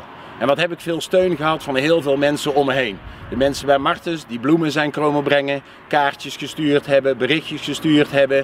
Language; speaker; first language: Dutch; native; Dutch